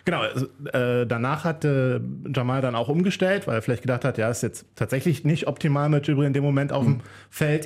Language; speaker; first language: German; native; German